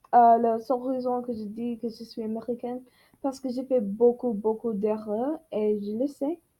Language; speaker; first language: French; non-native, learner; English